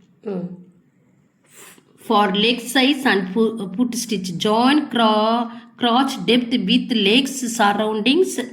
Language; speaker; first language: English; non-native, local second language; Tamil